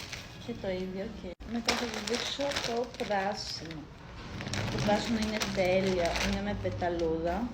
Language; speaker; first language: Greek; non-native, fluent; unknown